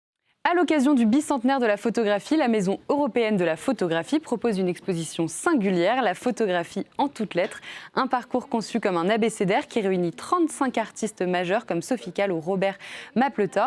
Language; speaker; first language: French; native; French